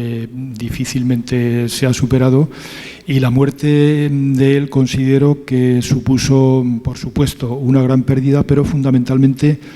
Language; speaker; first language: Spanish; native; Spanish